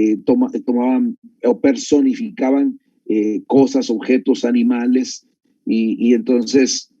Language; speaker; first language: Spanish; native; Spanish